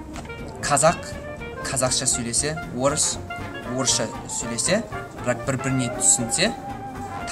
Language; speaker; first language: Kazakh; non-native, learner; English